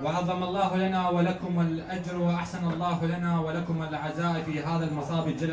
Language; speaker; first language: Arabic; native; Arabic